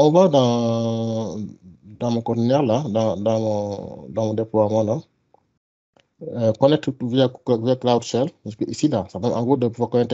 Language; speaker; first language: French; non-native, local second language; Wolof